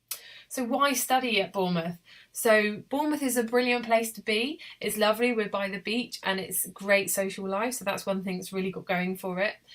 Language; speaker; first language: English; native; English